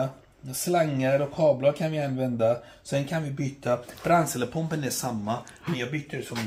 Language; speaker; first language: Swedish; non-native, fluent; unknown